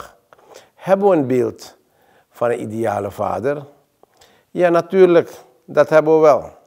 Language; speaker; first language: Dutch; native; Dutch